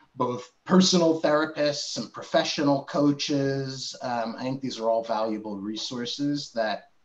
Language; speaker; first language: English; native; English